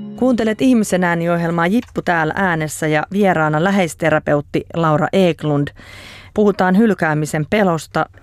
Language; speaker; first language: Finnish; native; Finnish